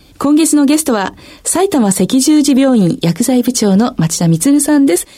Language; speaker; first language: Japanese; native; Japanese